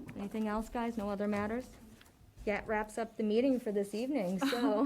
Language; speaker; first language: English; native; English